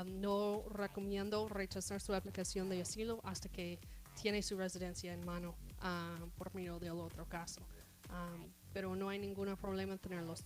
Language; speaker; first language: Spanish; non-native, fluent; English